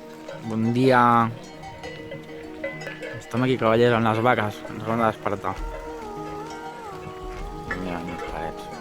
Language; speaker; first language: Catalan; native; Catalan